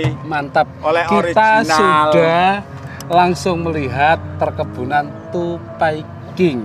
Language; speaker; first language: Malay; non-native, local second language; Javanese